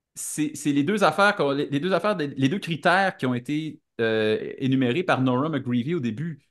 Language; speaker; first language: French; native; French